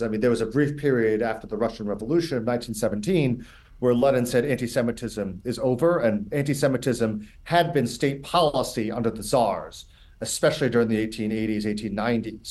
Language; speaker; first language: English; native; English